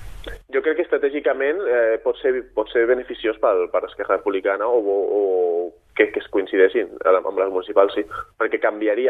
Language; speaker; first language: Catalan; native; Catalan